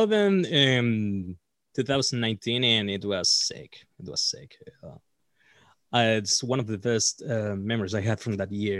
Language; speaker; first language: English; non-native, fluent; Spanish